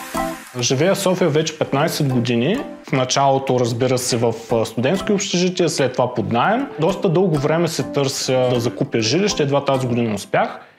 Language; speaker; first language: Bulgarian; native; Bulgarian